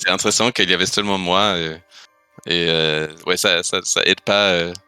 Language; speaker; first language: French; non-native, fluent; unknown